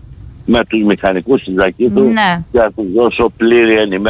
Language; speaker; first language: Greek; native; Greek